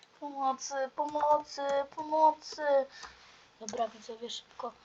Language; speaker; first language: Polish; native; Polish